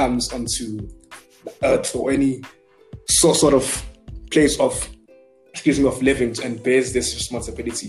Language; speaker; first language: English; non-native, local second language; Zulu